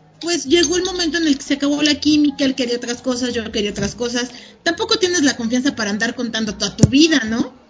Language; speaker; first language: Spanish; native; Spanish